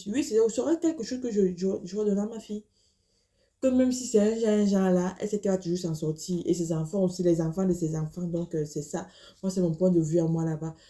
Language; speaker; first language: French; native; French